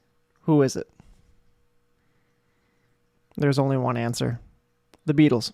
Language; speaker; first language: English; native; English